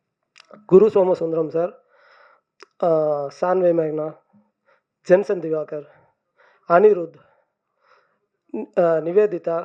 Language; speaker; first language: Tamil; native; Tamil